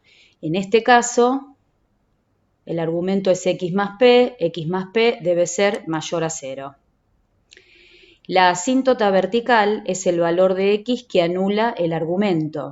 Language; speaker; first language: Spanish; native; Spanish